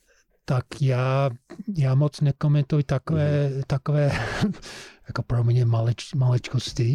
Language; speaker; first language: Czech; non-native, fluent; English